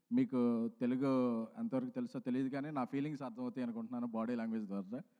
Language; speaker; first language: Telugu; native; Telugu